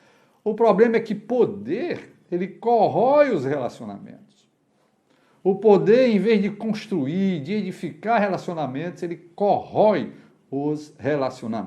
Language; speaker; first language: Portuguese; native; Portuguese